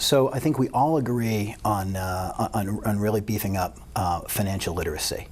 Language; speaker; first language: English; native; English